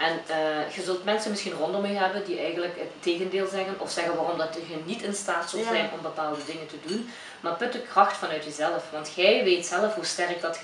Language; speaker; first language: Dutch; early bilingual, other home language; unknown